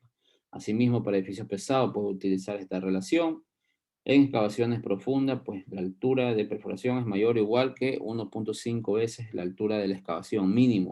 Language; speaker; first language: Spanish; native; Spanish